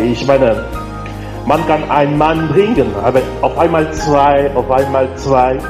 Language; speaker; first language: German; non-native, learner; French